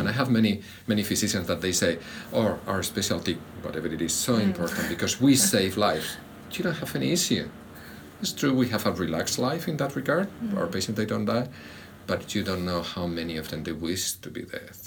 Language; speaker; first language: English; non-native, fluent; Spanish